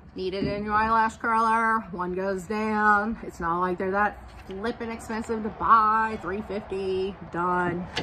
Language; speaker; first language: English; native; English